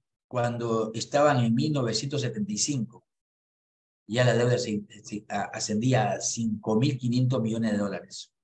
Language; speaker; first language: Spanish; native; Spanish